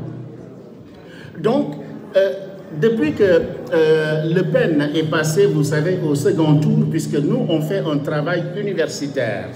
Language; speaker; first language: French; non-native, local second language; Wolof